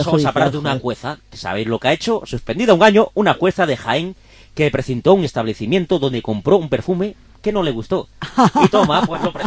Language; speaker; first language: Spanish; native; Spanish